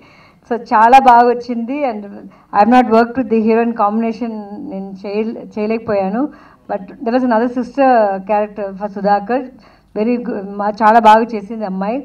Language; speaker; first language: Telugu; non-native, fluent; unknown